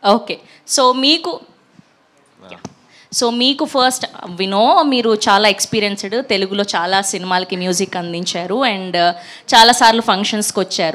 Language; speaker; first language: Telugu; native; Telugu